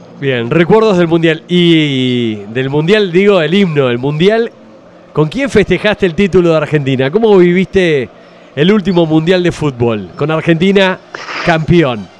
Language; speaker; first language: Spanish; native; Spanish